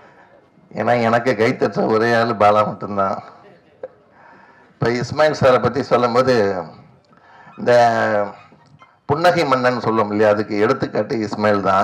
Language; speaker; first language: Tamil; native; Tamil